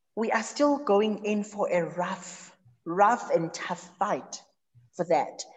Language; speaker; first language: English; non-native, local second language; Zulu